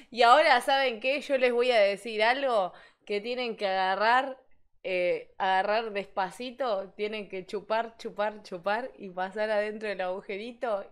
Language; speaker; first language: Spanish; native; Spanish